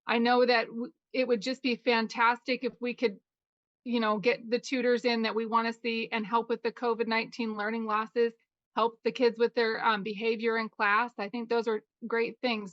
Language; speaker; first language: English; native; English